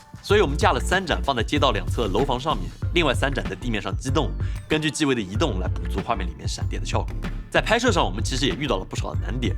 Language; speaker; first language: Chinese; native; Chinese